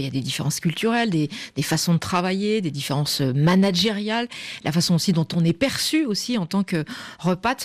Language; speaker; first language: French; native; French